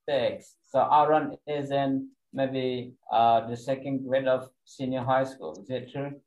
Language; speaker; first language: English; non-native, fluent; Indonesian